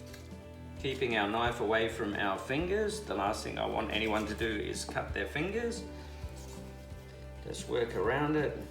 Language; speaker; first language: English; native; English